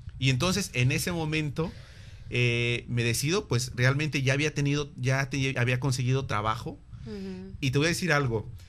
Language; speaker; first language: Spanish; native; Spanish